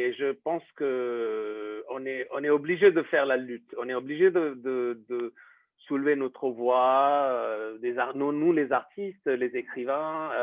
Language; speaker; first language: French; non-native, fluent; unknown